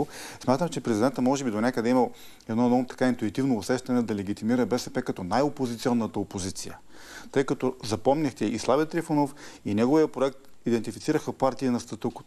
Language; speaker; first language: Bulgarian; native; Bulgarian